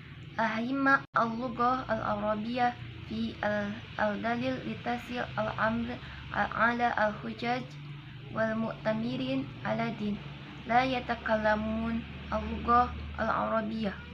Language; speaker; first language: Arabic; non-native, learner; Indonesian